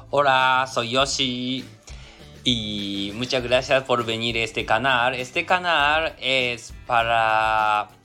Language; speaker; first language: Spanish; non-native, learner; Japanese